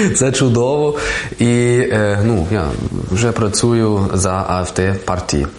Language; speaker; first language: Ukrainian; non-native, learner; German